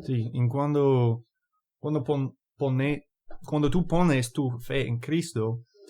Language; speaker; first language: Spanish; non-native, fluent; English